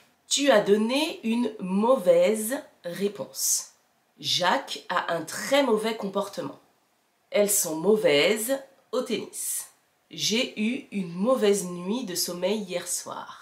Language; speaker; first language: French; native; French